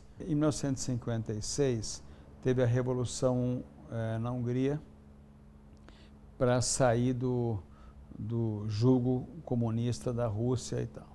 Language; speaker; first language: Portuguese; early bilingual, other home language; Hungarian